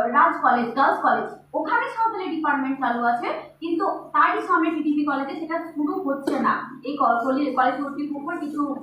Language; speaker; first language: Bangla; non-native, local second language; Santali